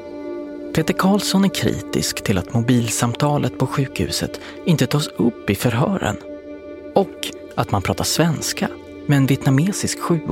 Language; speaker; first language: Swedish; native; Swedish